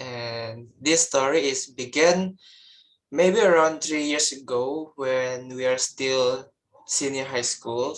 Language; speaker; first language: English; non-native, learner; Indonesian